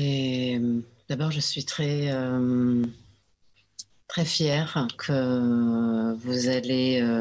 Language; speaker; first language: French; early bilingual, heritage; French